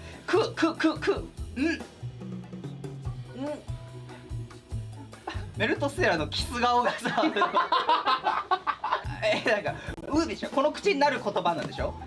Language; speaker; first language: Japanese; native; Japanese